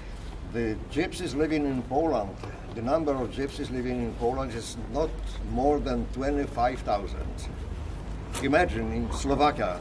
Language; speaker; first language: English; non-native, learner; Polish